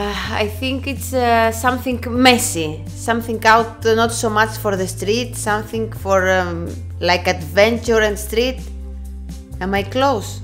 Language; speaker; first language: English; non-native, fluent; Greek